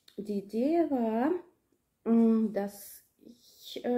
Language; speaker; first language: German; non-native, learner; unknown